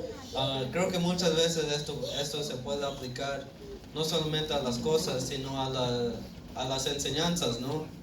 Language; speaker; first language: Spanish; early bilingual, heritage; Spanish